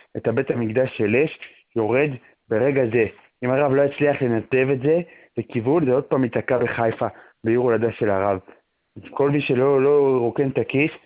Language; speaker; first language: Hebrew; native; Hebrew